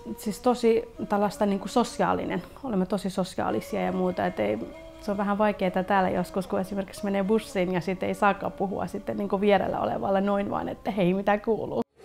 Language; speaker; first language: Finnish; early bilingual, other home language; Kurdish